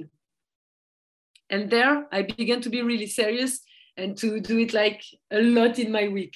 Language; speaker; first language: English; non-native, fluent; French